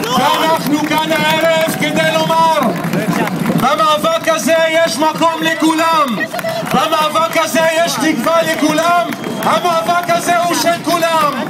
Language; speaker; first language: Hebrew; non-native, local second language; Arabic